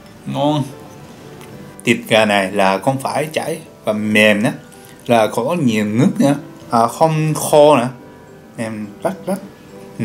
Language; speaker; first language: Vietnamese; non-native, learner; Japanese